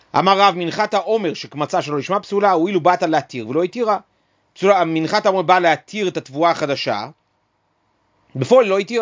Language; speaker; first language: Hebrew; native; Hebrew